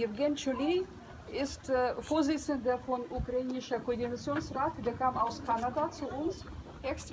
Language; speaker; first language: German; non-native, learner; Ukrainian